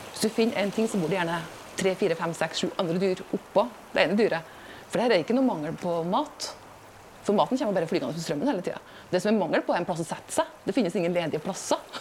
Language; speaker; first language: Norwegian; native; Norwegian